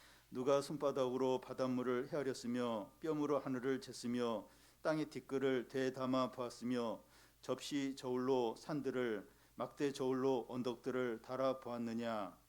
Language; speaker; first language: Korean; native; Korean